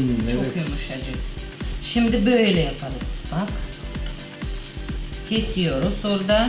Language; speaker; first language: Turkish; non-native, learner; Russian